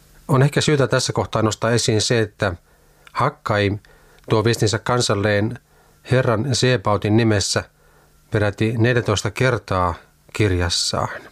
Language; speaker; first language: Finnish; native; Finnish